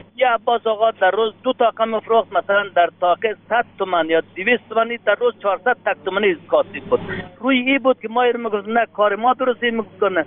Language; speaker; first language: Persian; native; Persian